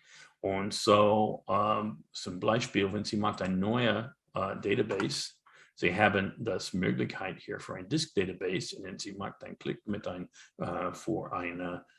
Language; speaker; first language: German; non-native, learner; English